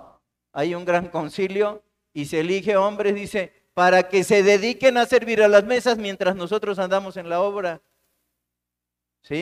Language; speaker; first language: Spanish; native; Spanish